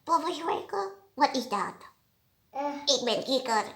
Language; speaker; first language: Dutch; non-native, learner; Indonesian